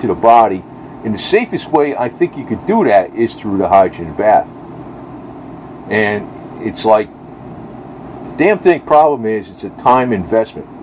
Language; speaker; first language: English; native; English